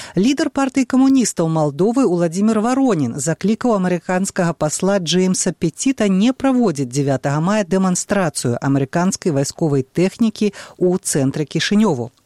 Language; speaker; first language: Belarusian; native; Belarusian